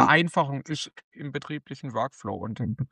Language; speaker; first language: German; native; German